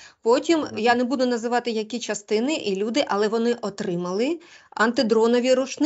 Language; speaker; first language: Ukrainian; native; Ukrainian